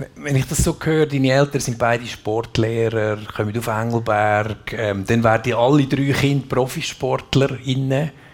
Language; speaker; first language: German; native; German